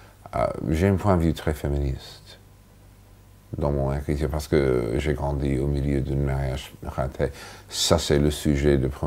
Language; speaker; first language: French; non-native, fluent; English